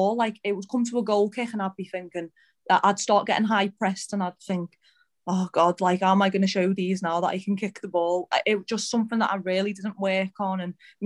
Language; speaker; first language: English; native; English